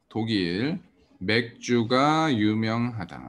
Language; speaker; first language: Korean; early bilingual, heritage; Korean